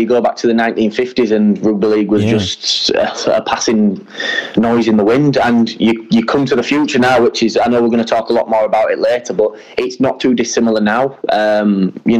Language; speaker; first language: English; native; English